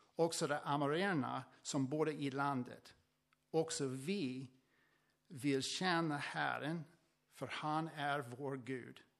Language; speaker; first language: Swedish; non-native, fluent; English